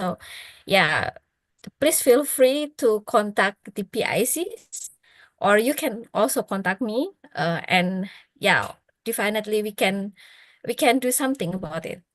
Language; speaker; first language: English; non-native, fluent; Indonesian